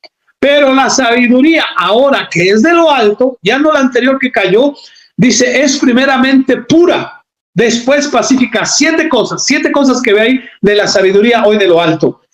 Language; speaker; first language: Spanish; native; Spanish